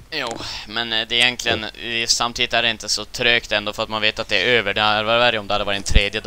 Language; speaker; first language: Swedish; native; Swedish